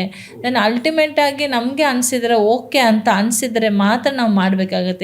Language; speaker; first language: Kannada; non-native, local second language; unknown